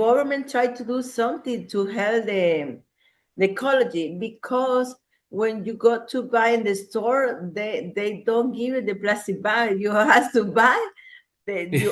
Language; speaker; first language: English; non-native, learner; Spanish